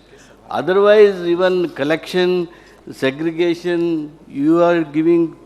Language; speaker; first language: English; non-native, local second language; Kannada